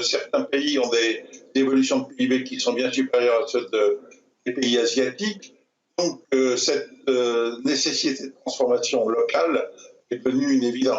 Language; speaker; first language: French; native; French